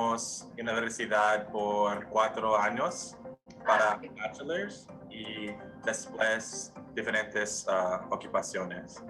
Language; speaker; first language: Spanish; non-native, learner; English